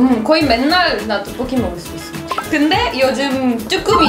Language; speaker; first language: Korean; non-native, learner; Spanish